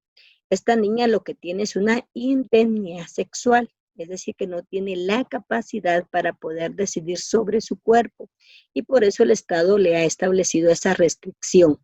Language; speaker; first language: Spanish; native; Spanish